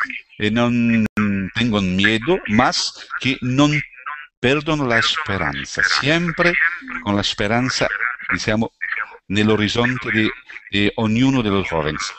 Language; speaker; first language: Spanish; non-native, learner; Portuguese